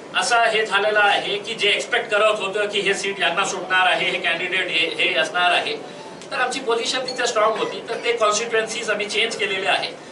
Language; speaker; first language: Marathi; non-native, local second language; Urdu